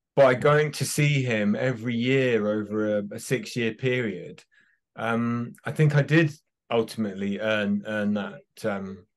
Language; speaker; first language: English; native; English